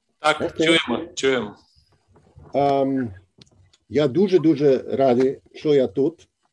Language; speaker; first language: Ukrainian; non-native, fluent; German